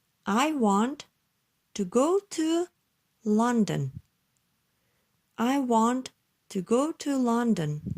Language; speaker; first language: English; non-native, learner; Turkish